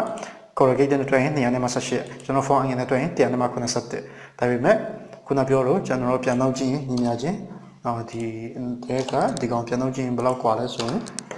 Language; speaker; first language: Burmese; native; Burmese